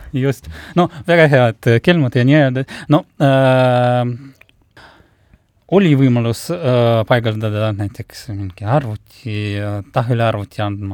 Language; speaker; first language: Estonian; non-native, local second language; Russian